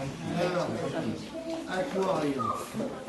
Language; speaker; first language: French; native; French